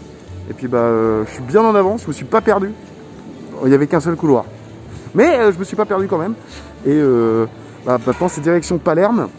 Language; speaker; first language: French; native; French